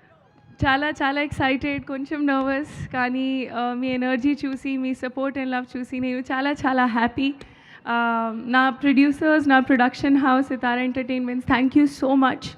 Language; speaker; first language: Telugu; non-native, learner; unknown